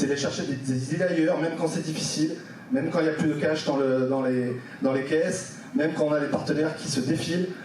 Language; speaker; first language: French; native; French